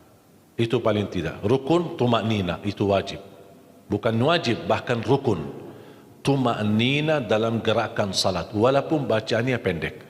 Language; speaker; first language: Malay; non-native, fluent; Arabic